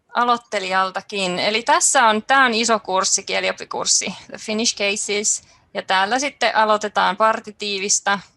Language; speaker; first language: Finnish; native; Finnish